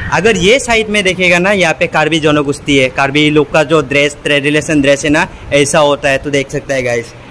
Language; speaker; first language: Hindi; non-native, local second language; Assamese